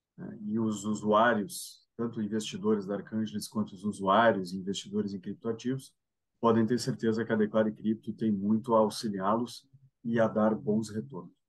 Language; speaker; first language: Portuguese; native; Portuguese